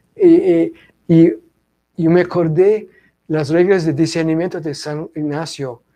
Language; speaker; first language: Spanish; non-native, fluent; English